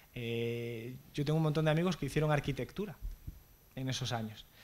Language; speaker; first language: Spanish; native; Spanish